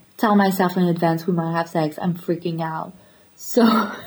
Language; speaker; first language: English; non-native, fluent; French